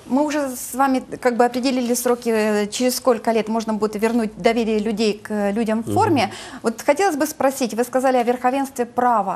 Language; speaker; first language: Russian; native; Russian